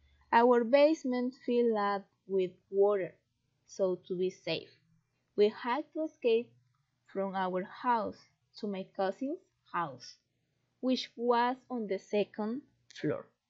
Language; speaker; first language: English; non-native, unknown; Spanish